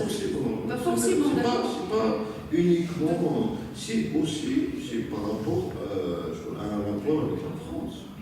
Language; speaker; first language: French; non-native, local second language; Arabic